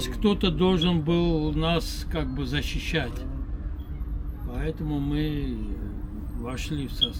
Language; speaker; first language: Russian; non-native, local second language; Armenian